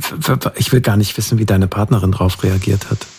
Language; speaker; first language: German; native; German